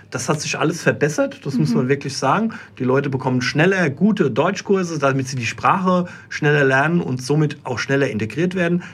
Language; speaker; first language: German; native; German